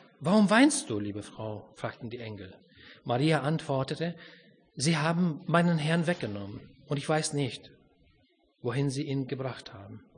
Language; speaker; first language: German; non-native, fluent; Romanian